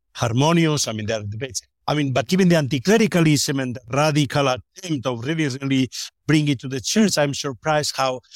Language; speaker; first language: English; non-native, fluent; Spanish